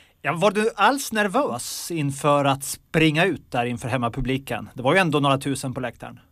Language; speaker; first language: Swedish; native; Swedish